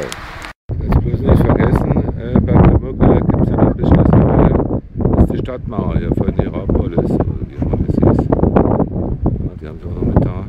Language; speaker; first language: German; native; German